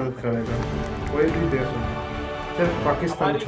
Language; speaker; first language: Hindi; non-native, local second language; Nepali